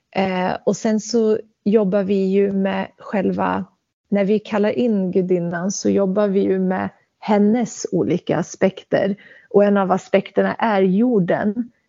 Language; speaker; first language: Swedish; early bilingual, other home language; Central Kurdish